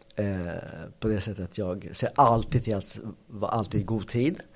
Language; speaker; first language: Swedish; early bilingual, other home language; Spanish